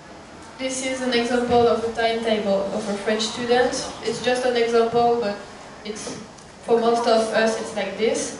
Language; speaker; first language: English; non-native, fluent; French